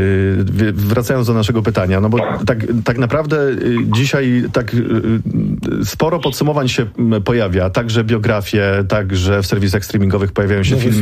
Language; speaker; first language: Polish; native; Polish